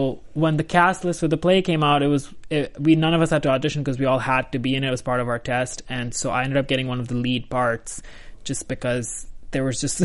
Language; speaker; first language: English; non-native, local second language; Hindi